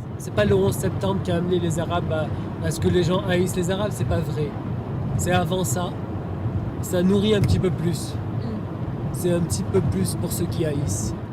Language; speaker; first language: French; native; French